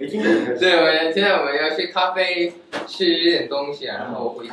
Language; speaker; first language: Chinese; non-native, learner; Thai